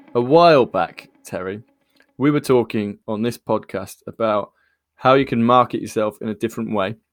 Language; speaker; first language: English; native; English